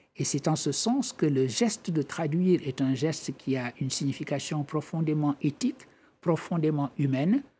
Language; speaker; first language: French; non-native, local second language; Wolof